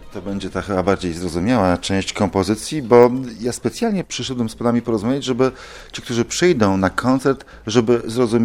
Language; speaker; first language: Polish; native; Polish